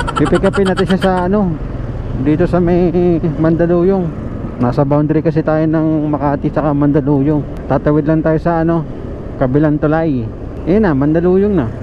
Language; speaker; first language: Filipino; native; Filipino